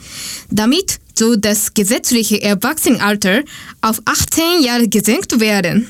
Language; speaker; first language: German; non-native, learner; Japanese